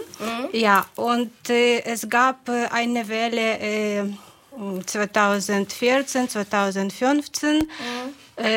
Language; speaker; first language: German; non-native, fluent; Ukrainian